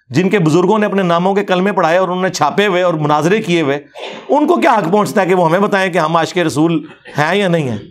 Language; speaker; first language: Urdu; non-native, local second language; Punjabi